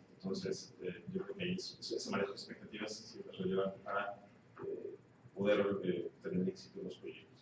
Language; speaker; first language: Spanish; native; Spanish